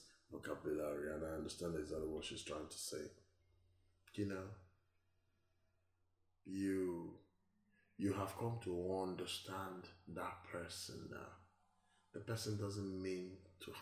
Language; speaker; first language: English; non-native, local second language; Igbo